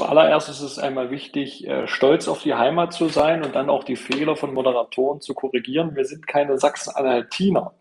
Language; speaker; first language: German; native; German